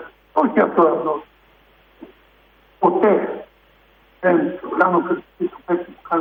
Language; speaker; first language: Greek; non-native, fluent; Serbian